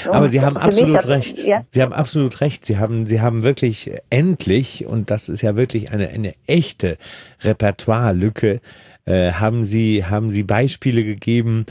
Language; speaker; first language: German; native; German